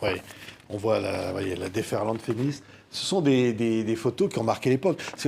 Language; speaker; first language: French; native; French